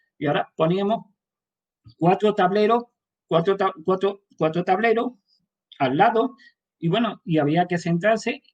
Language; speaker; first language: Spanish; native; Spanish